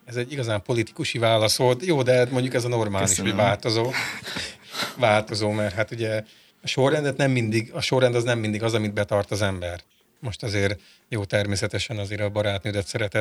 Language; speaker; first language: Hungarian; native; Hungarian